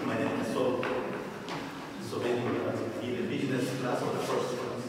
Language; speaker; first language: German; non-native, learner; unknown